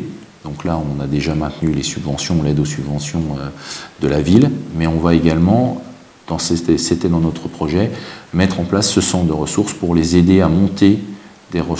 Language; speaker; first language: French; native; French